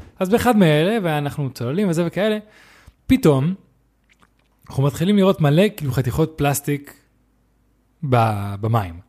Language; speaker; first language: Hebrew; native; Hebrew